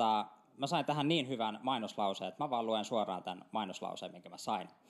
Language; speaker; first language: Finnish; native; Finnish